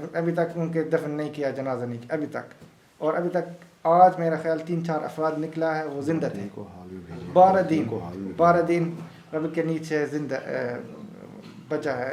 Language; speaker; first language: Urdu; non-native, learner; Arabic